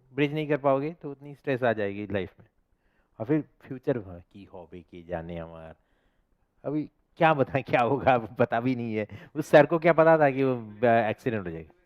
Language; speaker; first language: Hindi; non-native, local second language; Bangla